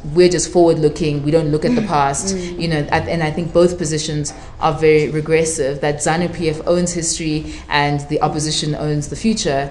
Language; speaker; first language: English; non-native, local second language; Shona